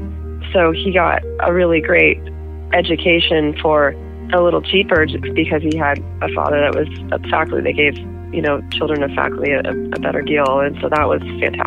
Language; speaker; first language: English; native; English